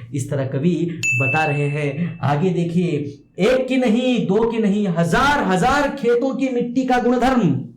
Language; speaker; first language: Hindi; non-native, local second language; Kannada